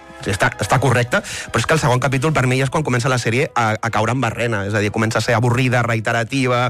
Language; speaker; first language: Catalan; native; Catalan